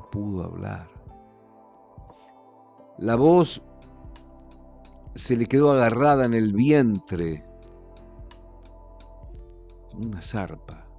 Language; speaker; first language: Spanish; native; Spanish